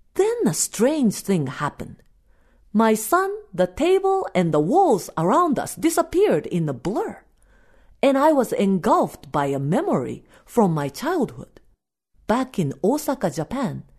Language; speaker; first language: English; non-native, fluent; Japanese